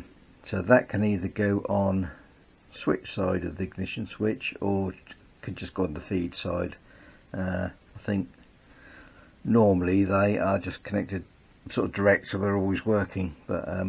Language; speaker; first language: English; native; English